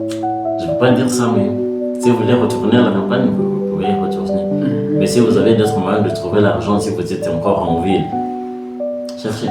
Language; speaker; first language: French; non-native, learner; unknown